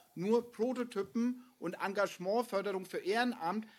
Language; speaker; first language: German; native; German